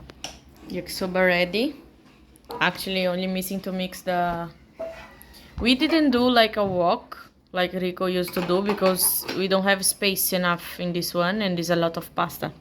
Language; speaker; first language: English; non-native, learner; Portuguese